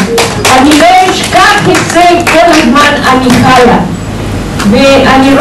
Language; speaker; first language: Hebrew; non-native, fluent; Spanish